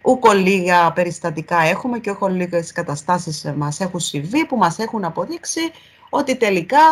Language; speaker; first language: Greek; native; Greek